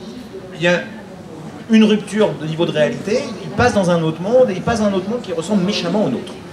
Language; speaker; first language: French; native; French